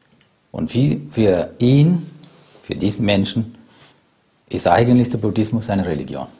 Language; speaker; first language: German; non-native, fluent; Sinhala